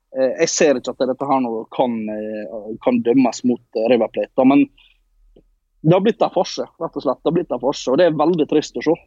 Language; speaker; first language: Norwegian; native; Norwegian